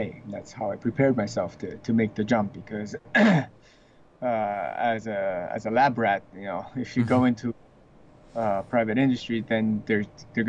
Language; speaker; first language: English; early bilingual, other home language; Chinese